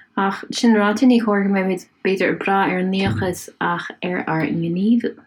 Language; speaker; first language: Irish; native; Irish